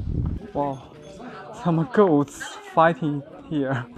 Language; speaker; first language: English; non-native, fluent; Chinese